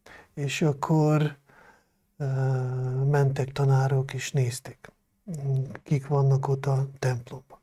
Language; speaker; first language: Hungarian; non-native, local second language; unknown